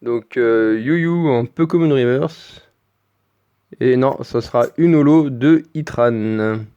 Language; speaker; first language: French; native; French